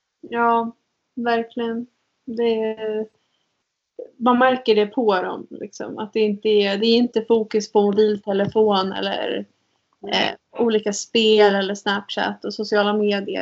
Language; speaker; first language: Swedish; native; Swedish